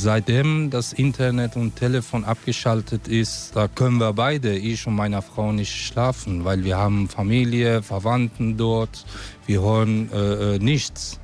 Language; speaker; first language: German; non-native, learner; Persian